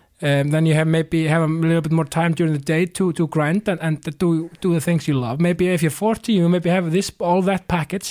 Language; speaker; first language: English; non-native, fluent; Icelandic